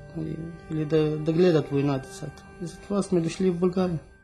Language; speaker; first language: Bulgarian; non-native, fluent; Arabic